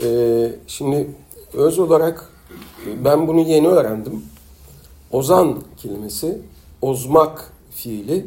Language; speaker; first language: Turkish; native; Turkish